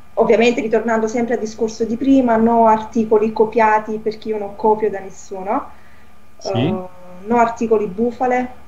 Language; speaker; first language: Italian; native; Italian